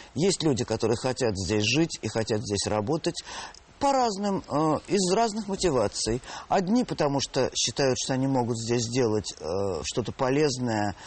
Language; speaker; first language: Russian; native; Russian